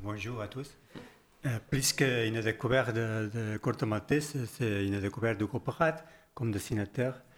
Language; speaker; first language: French; non-native, learner; Spanish